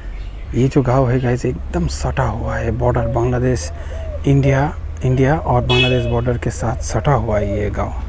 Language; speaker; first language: Hindi; non-native, local second language; Bangla